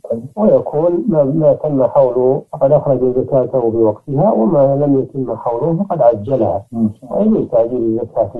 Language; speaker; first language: Arabic; native; Arabic